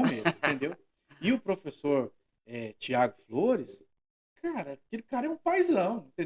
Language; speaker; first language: Portuguese; native; Portuguese